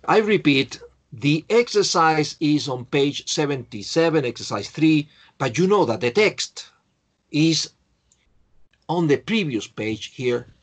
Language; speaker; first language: English; non-native, fluent; Spanish